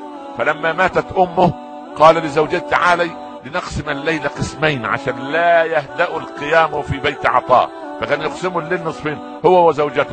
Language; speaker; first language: Arabic; native; Arabic